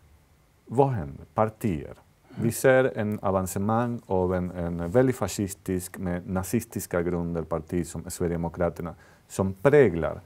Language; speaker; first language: Swedish; non-native, fluent; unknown